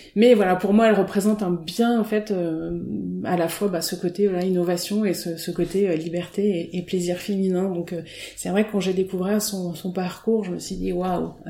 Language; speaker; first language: French; native; French